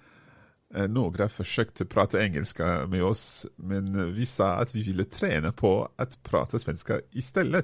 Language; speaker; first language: Swedish; non-native, learner; English